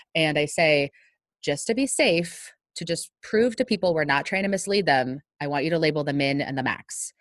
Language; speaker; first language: English; native; English